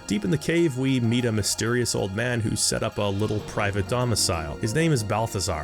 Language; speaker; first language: English; native; English